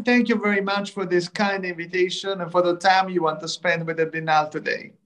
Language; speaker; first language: English; early bilingual, other home language; Italian